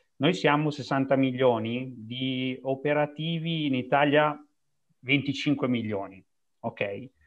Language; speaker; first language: Italian; native; Italian